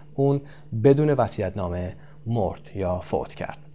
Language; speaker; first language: Persian; native; Persian